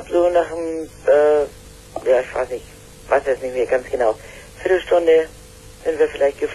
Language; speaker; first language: German; native; German